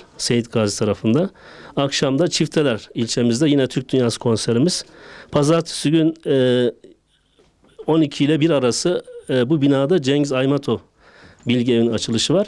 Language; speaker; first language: Turkish; native; Turkish